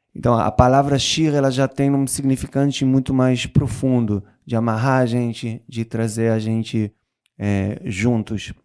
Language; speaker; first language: Portuguese; non-native, fluent; Hebrew